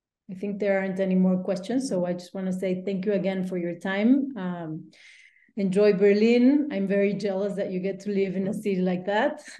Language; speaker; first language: English; non-native, fluent; Spanish